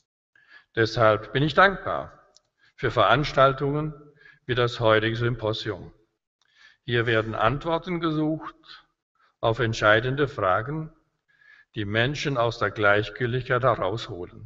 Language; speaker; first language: German; native; German